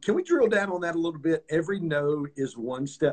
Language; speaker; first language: English; native; English